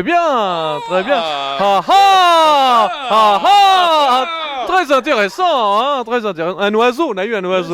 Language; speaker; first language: French; non-native, fluent; Portuguese